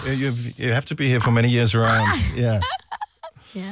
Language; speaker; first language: English; non-native, fluent; Danish